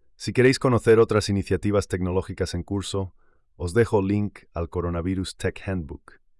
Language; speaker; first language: Spanish; native; Spanish